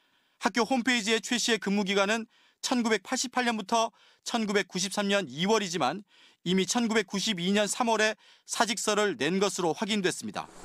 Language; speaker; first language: Korean; native; Korean